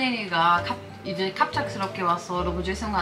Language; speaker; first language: Korean; non-native, fluent; German